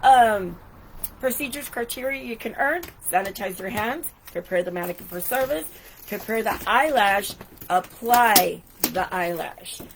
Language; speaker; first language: English; native; English